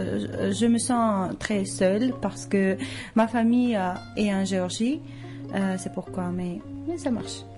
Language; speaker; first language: French; non-native, learner; Georgian